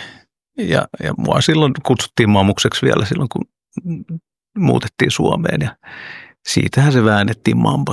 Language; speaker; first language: Finnish; early bilingual, other home language; Oromo